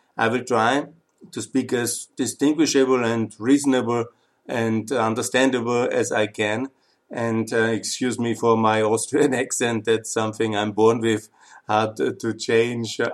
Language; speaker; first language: English; non-native, fluent; German